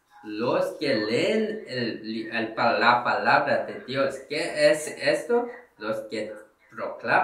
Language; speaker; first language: Spanish; non-native, learner; Korean